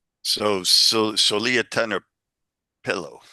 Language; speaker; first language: Spanish; non-native, learner; English